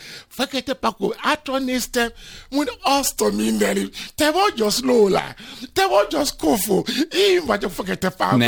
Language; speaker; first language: Hungarian; non-native, fluent; Yoruba